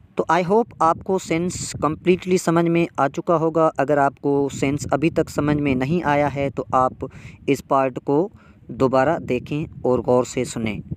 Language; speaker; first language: Urdu; non-native, local second language; Sindhi